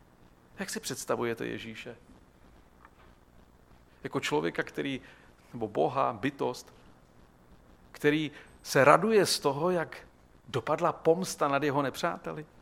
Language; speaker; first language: Czech; native; Czech